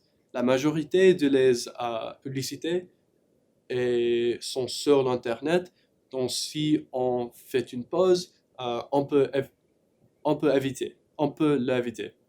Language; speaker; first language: French; non-native, learner; English